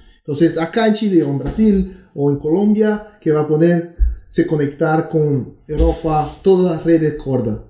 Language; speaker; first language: Spanish; non-native, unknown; Portuguese